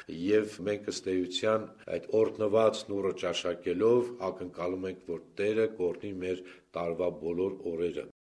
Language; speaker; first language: Armenian; native; Armenian